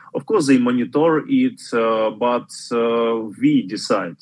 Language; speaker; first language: English; non-native, fluent; Ukrainian